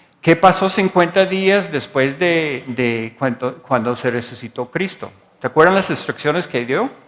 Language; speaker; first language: Spanish; non-native, fluent; English